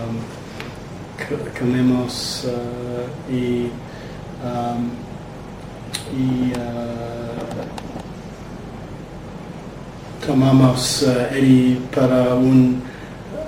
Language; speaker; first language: Spanish; non-native, learner; English